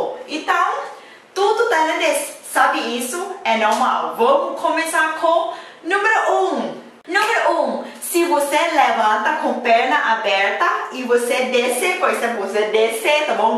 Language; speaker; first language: Portuguese; non-native, learner; Thai